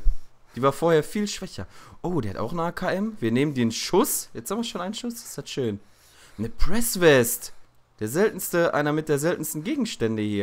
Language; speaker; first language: German; native; German